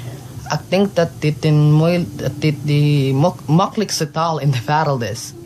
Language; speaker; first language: Dutch; non-native, learner; Filipino